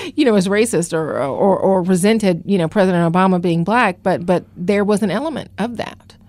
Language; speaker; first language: English; native; English